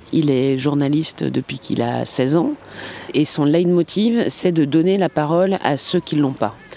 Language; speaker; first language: French; native; French